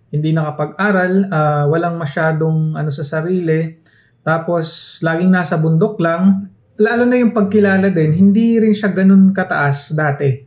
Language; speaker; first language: Filipino; non-native, local second language; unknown